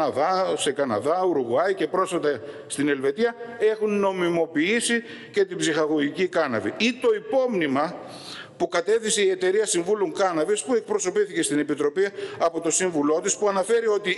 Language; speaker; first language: Greek; native; Greek